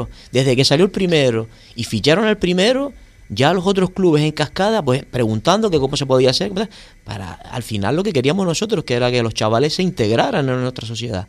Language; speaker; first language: Spanish; native; Spanish